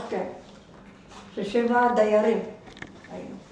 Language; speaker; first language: Hebrew; non-native, fluent; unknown